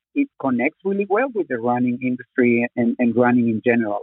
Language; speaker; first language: English; non-native, fluent; Spanish